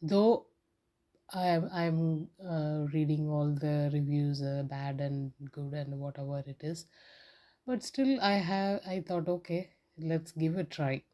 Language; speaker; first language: English; non-native, local second language; Tamil